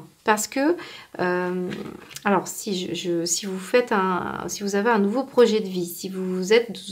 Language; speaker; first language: French; native; French